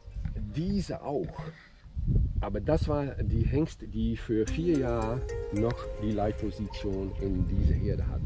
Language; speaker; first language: German; non-native, fluent; Latvian